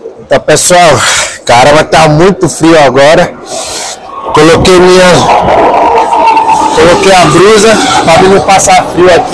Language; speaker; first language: Portuguese; non-native, learner; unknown